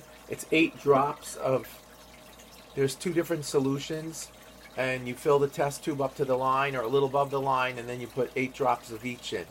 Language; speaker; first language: English; native; English